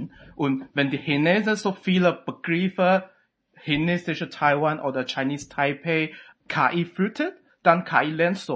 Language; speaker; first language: German; non-native, fluent; Chinese